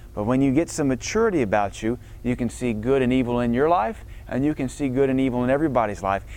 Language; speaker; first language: English; native; English